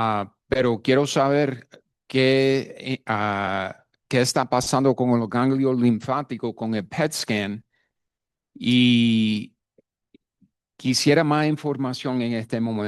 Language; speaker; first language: Spanish; non-native, fluent; English